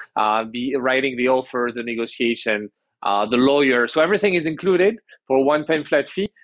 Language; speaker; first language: English; early bilingual, other home language; French